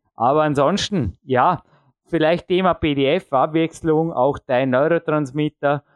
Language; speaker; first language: German; native; German